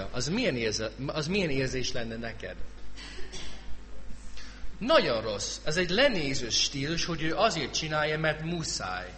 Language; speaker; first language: Hungarian; non-native, fluent; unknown